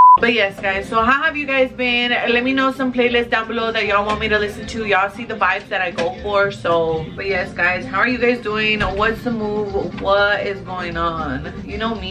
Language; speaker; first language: English; early bilingual, other home language; Spanish